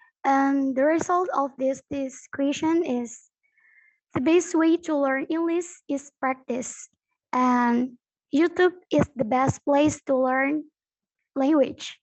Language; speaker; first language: English; non-native, learner; Indonesian